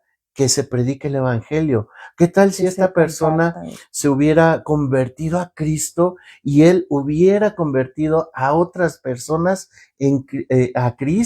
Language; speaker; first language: Spanish; native; Spanish